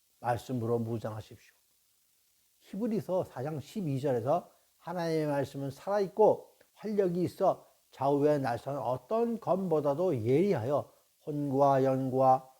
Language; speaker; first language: Korean; native; Korean